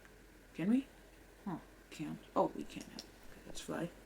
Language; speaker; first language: English; native; English